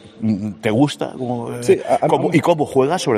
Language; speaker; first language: Spanish; native; Spanish